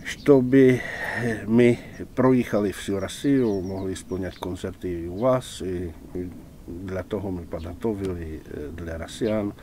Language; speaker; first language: Russian; non-native, fluent; Czech